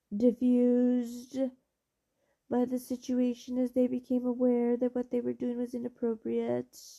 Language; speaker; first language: English; early bilingual, other home language; Spanish